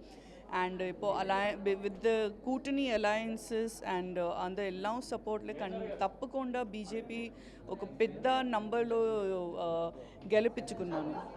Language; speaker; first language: Telugu; non-native, learner; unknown